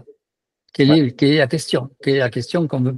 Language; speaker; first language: French; native; French